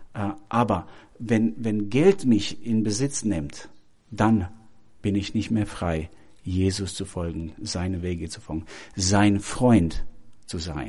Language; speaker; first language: German; non-native, fluent; Albanian